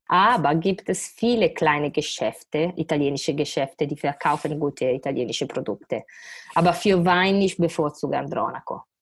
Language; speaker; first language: German; non-native, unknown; Italian